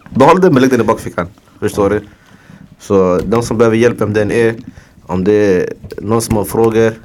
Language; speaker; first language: Swedish; early bilingual, other home language; Somali